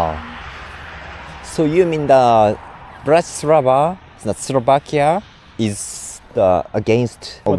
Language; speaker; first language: English; non-native, learner; Japanese